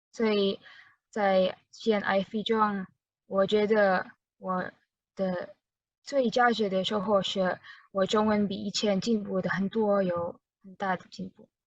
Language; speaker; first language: Chinese; non-native, learner; Indonesian